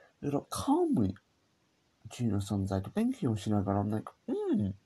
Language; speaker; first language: Japanese; non-native, learner; English